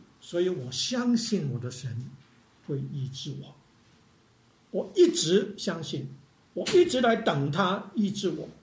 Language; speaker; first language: Chinese; non-native, local second language; Cantonese